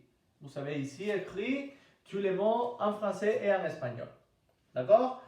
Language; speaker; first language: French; non-native, fluent; Spanish